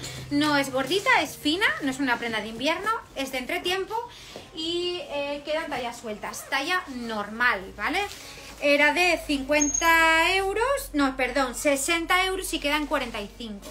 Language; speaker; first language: Spanish; native; Spanish